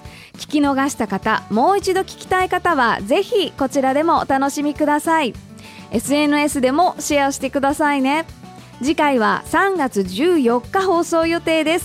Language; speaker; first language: Japanese; native; Japanese